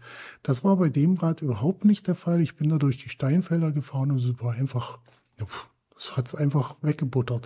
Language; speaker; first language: German; native; German